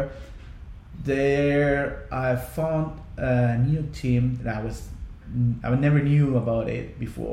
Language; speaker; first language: English; non-native, fluent; Spanish